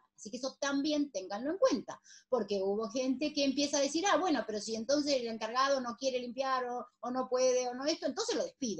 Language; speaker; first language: Spanish; native; Spanish